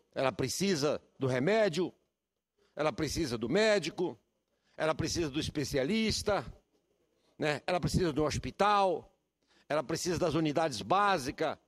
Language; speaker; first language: Portuguese; native; Portuguese